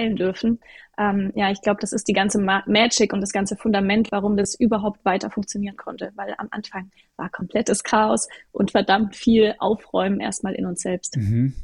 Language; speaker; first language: German; native; German